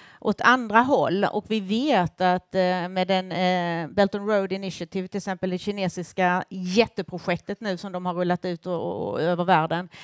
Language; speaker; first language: Swedish; native; Swedish